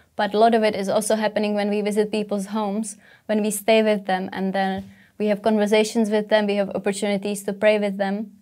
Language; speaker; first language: English; non-native, fluent; Czech